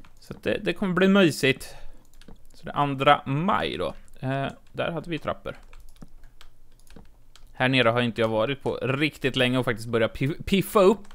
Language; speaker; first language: Swedish; native; Swedish